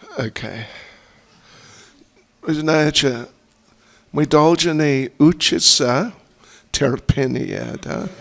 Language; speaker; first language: Russian; non-native, learner; English